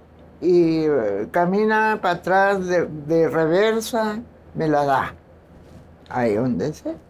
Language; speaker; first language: Spanish; non-native, local second language; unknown